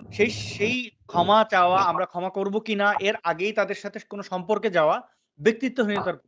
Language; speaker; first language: Bangla; native; Bangla